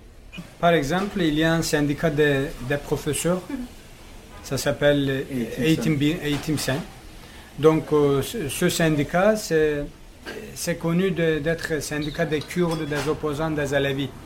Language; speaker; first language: French; non-native, fluent; Kurdish